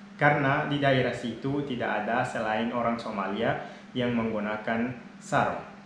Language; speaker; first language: Indonesian; non-native, fluent; Arabic